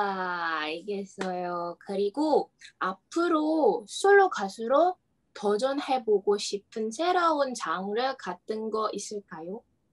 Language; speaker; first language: Korean; non-native, learner; Indonesian